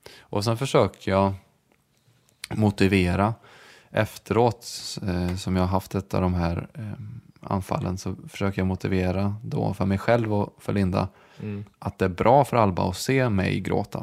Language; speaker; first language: Swedish; native; Swedish